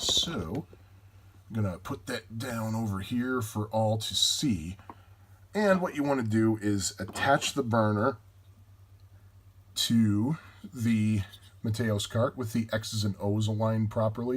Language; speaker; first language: English; native; English